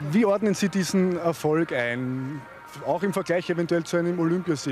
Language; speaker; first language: German; native; German